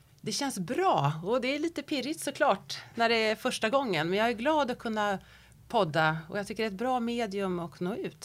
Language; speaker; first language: Swedish; native; Swedish